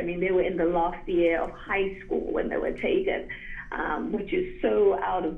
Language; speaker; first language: English; native; English